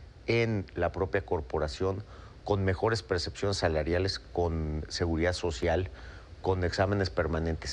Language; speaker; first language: Spanish; native; Spanish